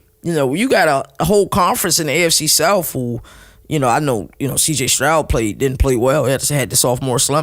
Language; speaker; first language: English; native; English